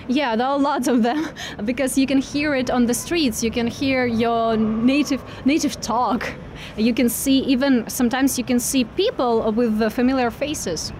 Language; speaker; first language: English; non-native, fluent; Russian